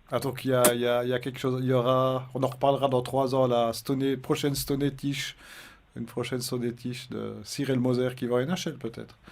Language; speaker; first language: French; native; French